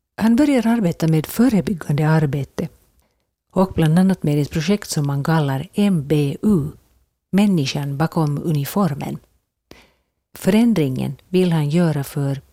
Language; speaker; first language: Swedish; native; Swedish